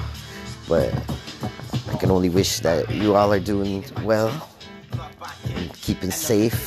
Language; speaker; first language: English; native; English